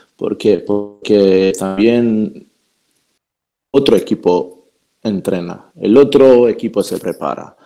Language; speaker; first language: Spanish; non-native, fluent; Croatian